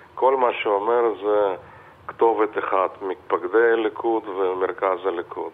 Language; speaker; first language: Hebrew; non-native, fluent; Russian